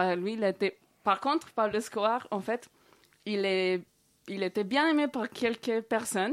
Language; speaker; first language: French; non-native, fluent; Spanish